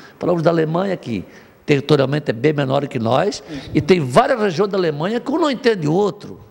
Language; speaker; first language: Portuguese; native; Portuguese